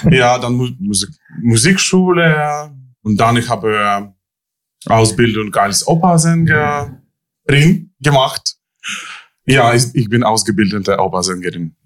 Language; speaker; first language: German; non-native, learner; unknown